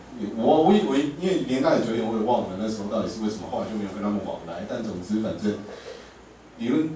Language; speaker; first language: Chinese; native; Chinese